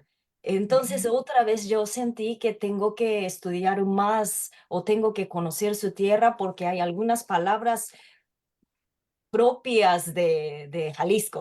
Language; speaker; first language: Spanish; non-native, fluent; Japanese